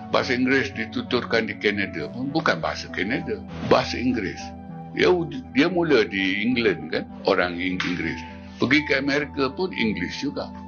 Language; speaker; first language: Malay; native; Malay